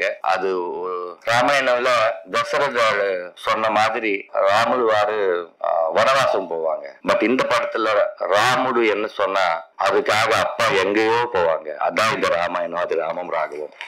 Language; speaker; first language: Tamil; non-native, learner; Telugu